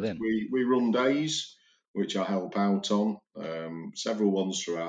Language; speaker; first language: English; native; English